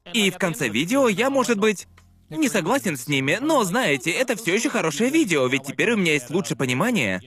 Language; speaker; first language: Russian; non-native, fluent; English